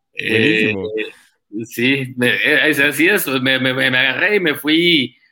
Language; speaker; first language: Spanish; native; Spanish